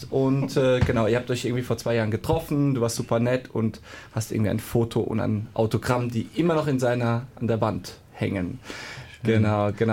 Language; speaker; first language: German; native; German